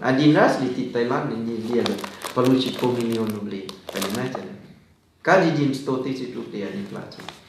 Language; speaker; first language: Russian; non-native, fluent; Thai